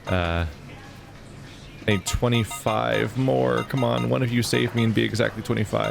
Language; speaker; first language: English; native; English